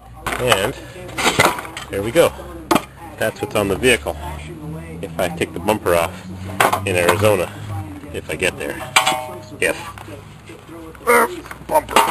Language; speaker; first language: English; native; English